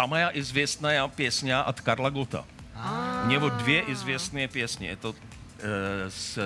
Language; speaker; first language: Russian; non-native, learner; Czech